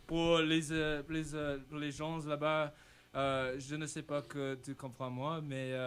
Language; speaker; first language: French; non-native, learner; English